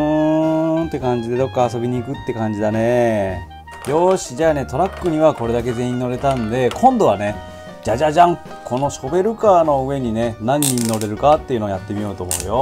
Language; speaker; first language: Japanese; native; Japanese